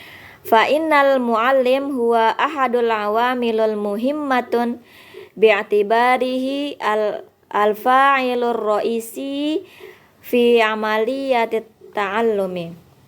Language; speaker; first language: Arabic; non-native, learner; Indonesian